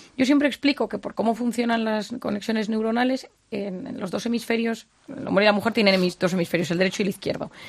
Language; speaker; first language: Spanish; native; Spanish